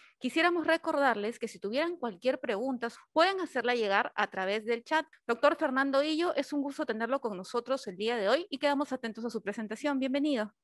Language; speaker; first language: Spanish; native; Spanish